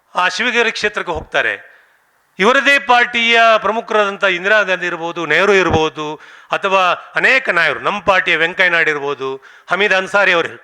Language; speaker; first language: Kannada; non-native, local second language; Tulu